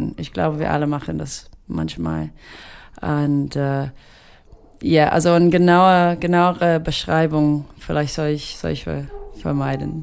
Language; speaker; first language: German; non-native, fluent; English